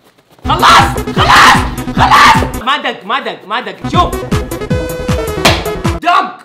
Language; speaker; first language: Arabic; native; Arabic